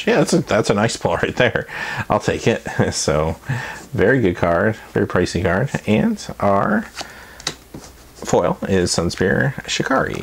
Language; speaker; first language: English; native; English